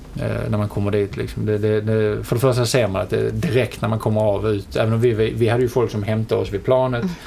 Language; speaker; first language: Swedish; native; Swedish